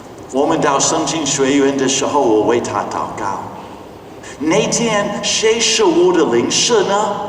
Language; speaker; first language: Chinese; non-native, fluent; English